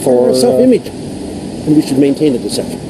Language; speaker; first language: English; native; English